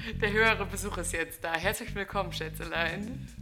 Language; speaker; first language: German; native; German